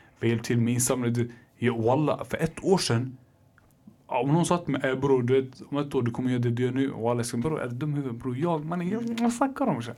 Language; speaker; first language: Swedish; early bilingual, other home language; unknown